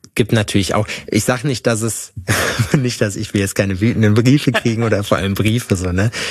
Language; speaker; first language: German; native; German